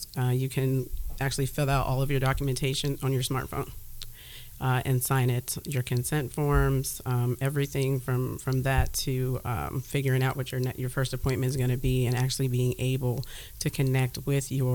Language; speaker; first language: English; native; English